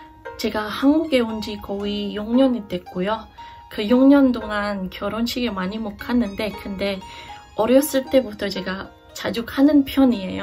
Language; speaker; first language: Korean; non-native, fluent; Malay